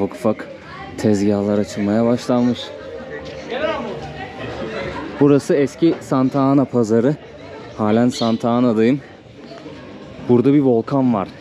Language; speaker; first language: Turkish; native; Turkish